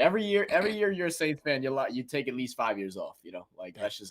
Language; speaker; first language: English; native; English